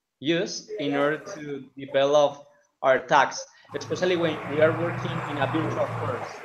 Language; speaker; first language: English; non-native, fluent; Spanish